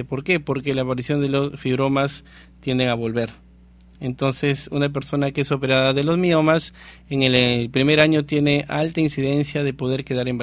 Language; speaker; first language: Spanish; native; Spanish